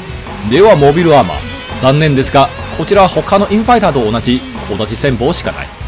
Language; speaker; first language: Japanese; non-native, fluent; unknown